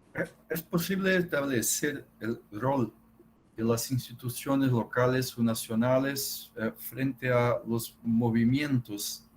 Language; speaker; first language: Spanish; non-native, fluent; Portuguese